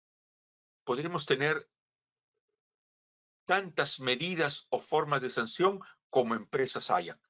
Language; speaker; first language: Spanish; native; Spanish